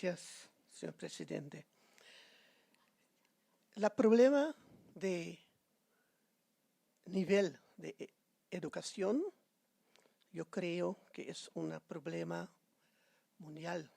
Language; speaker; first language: Spanish; non-native, fluent; Papiamento